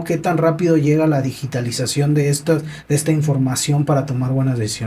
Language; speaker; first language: Spanish; native; Spanish